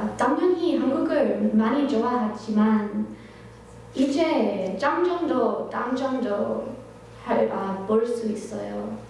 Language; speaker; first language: Korean; non-native, fluent; English